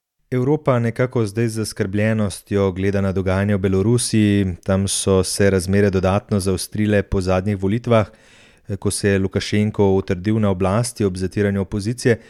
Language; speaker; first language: Slovenian; native; Slovenian